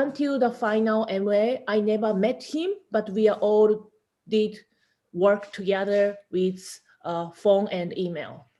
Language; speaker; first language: English; non-native, learner; Japanese